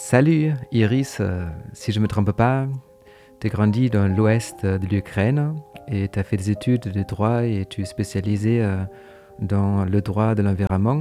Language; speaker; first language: French; non-native, fluent; German